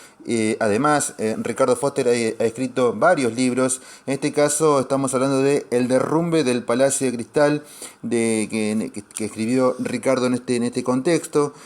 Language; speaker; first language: Spanish; native; Spanish